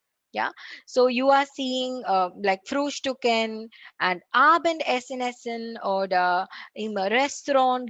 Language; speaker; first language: German; non-native, learner; Tamil